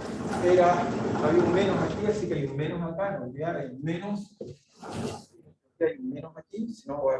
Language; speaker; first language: Spanish; native; Spanish